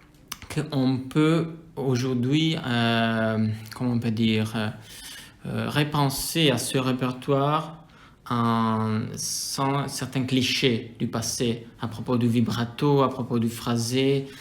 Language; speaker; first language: French; non-native, fluent; Italian